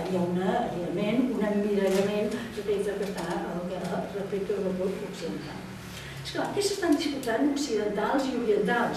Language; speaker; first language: Catalan; native; Catalan